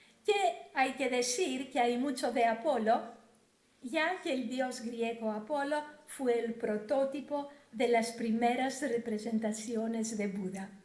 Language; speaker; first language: Spanish; non-native, fluent; Greek